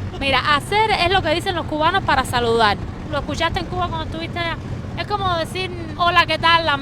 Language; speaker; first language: Spanish; native; Spanish